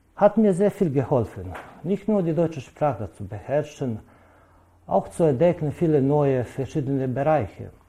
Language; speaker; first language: German; non-native, learner; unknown